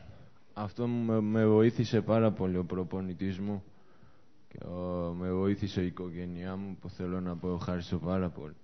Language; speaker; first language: Greek; non-native, fluent; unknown